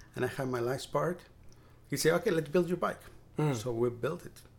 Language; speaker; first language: English; non-native, fluent; Spanish